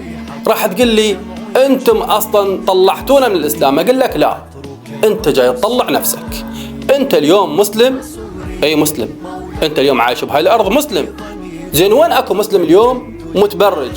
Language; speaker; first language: Arabic; native; Arabic